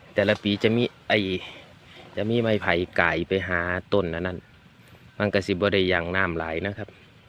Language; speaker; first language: Thai; native; Thai